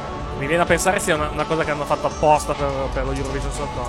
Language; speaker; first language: Italian; native; Italian